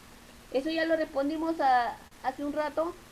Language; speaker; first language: Spanish; native; Spanish